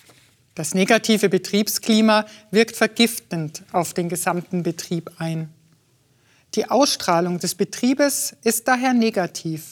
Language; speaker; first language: German; native; German